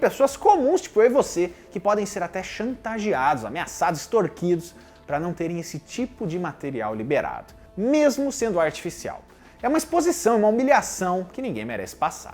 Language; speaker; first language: Portuguese; native; Portuguese